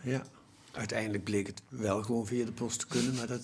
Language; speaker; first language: Dutch; native; Dutch